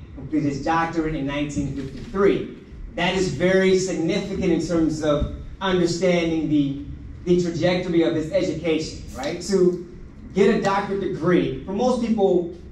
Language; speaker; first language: English; native; English